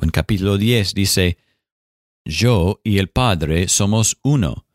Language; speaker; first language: Spanish; non-native, fluent; English